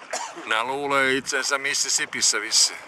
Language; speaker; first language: Finnish; non-native, fluent; Turkish